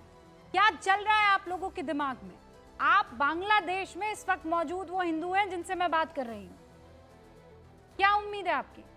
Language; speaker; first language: Hindi; native; Hindi